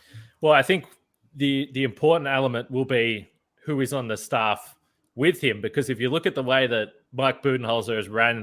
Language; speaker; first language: English; native; English